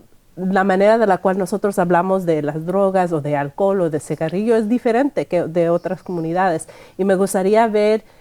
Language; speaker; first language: Spanish; early bilingual, heritage; Spanish